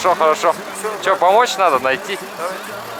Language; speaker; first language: Russian; non-native, local second language; Kazakh